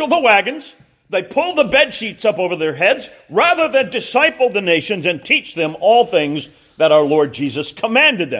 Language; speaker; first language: English; native; English